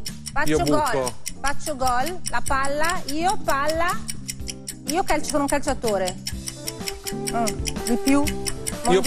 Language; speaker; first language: Italian; native; Italian